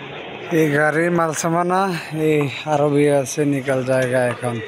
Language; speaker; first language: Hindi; non-native, learner; Bangla